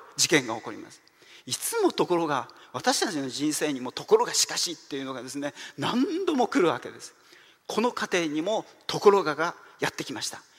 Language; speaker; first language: Japanese; native; Japanese